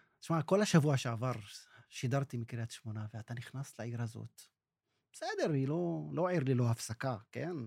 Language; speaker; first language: Hebrew; non-native, local second language; Arabic